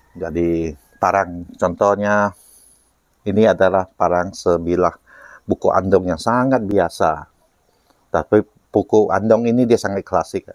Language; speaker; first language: Malay; non-native, local second language; Chinese